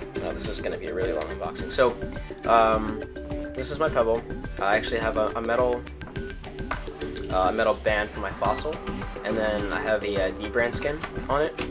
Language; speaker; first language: English; native; English